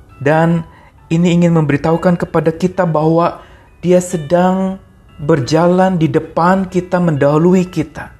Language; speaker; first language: Indonesian; native; Indonesian